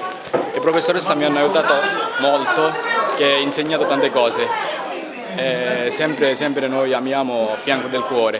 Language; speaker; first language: Italian; non-native, learner; Bangla